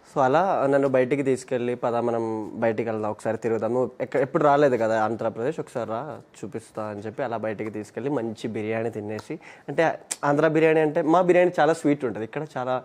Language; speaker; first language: Telugu; non-native, local second language; Malayalam